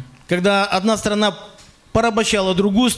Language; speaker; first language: Russian; native; Russian